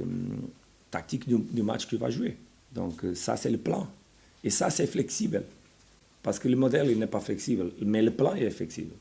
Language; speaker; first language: French; non-native, fluent; Portuguese